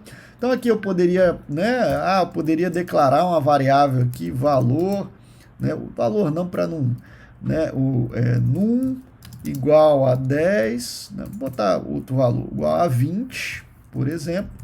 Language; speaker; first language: Portuguese; native; Portuguese